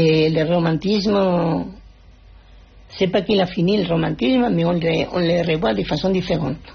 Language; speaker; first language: French; non-native, fluent; Spanish